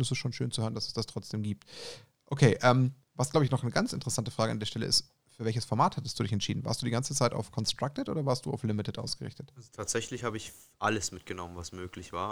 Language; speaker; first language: German; native; German